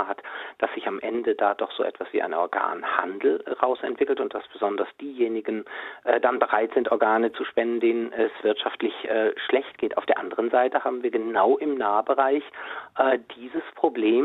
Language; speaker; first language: German; native; German